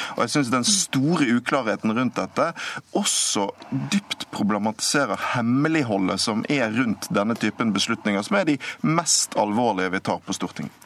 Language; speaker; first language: Norwegian; native; Norwegian